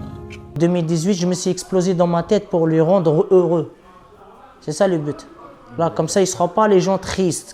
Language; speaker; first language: French; non-native, local second language; Arabic